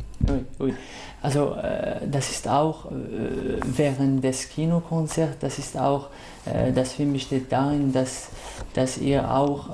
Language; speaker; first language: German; non-native, fluent; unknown